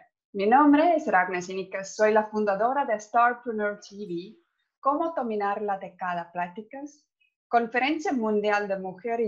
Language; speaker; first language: Spanish; non-native, fluent; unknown